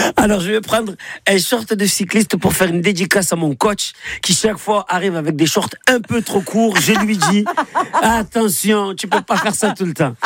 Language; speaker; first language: French; native; French